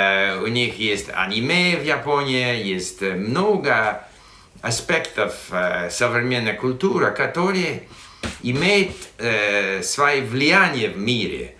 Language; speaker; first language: Russian; non-native, fluent; English